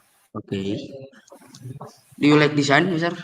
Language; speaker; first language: English; non-native, learner; Indonesian